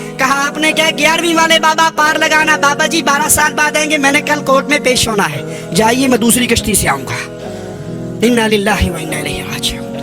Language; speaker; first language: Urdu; non-native, local second language; Punjabi